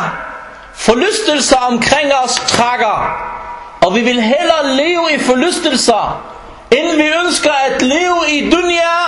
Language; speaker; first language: Danish; non-native, fluent; Arabic